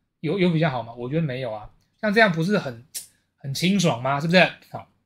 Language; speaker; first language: Chinese; native; Chinese